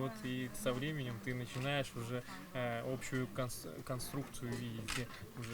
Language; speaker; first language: Russian; native; Russian